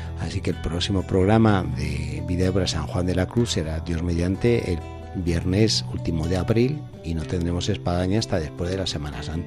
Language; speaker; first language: Spanish; native; Spanish